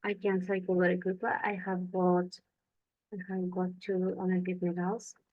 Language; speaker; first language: English; non-native, learner; Kazakh